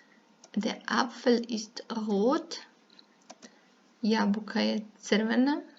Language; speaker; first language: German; non-native, fluent; Serbian